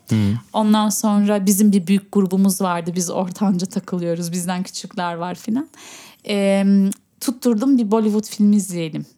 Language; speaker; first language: Turkish; early bilingual, heritage; Turkish